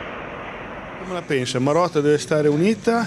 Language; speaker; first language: Italian; native; Italian